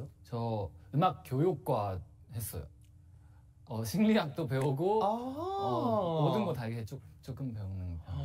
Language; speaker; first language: Korean; non-native, learner; Chinese